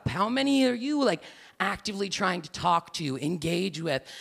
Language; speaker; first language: English; native; English